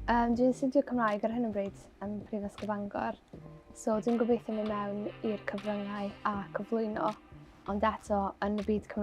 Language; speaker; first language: Welsh; non-native, local second language; English